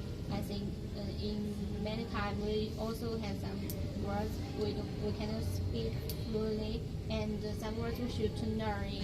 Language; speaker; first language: English; non-native, learner; Chinese